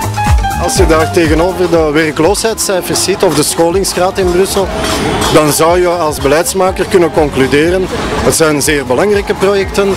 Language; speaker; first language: Dutch; native; Dutch